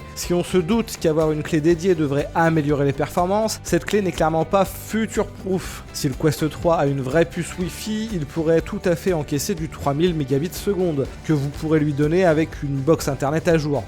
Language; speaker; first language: French; native; French